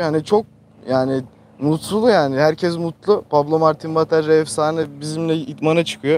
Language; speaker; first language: Turkish; early bilingual, heritage; Turkish